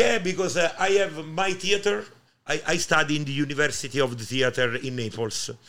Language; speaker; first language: English; non-native, learner; Italian